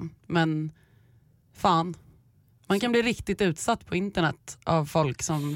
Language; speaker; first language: Swedish; native; Swedish